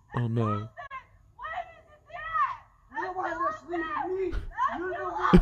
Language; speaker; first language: English; native; English